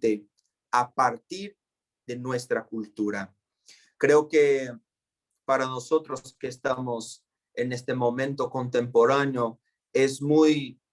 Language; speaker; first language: Spanish; non-native, fluent; Portuguese